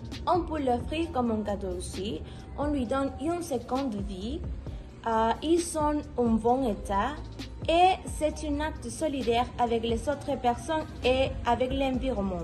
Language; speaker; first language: French; non-native, learner; Spanish